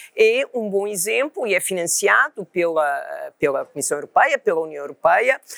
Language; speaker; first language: Portuguese; native; Portuguese